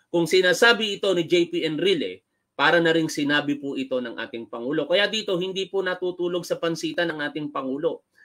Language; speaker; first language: Filipino; native; Filipino